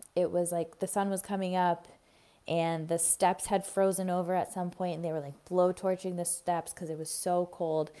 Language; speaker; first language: English; native; English